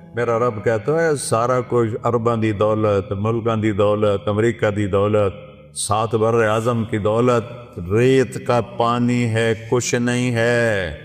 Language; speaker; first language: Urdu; non-native, local second language; Saraiki